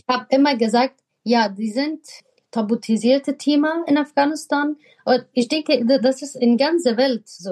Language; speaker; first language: German; non-native, fluent; Persian